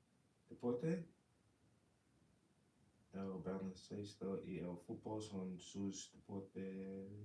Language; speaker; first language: Spanish; non-native, learner; English